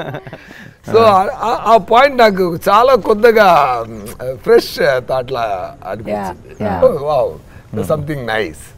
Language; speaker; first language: Telugu; non-native, fluent; Tamil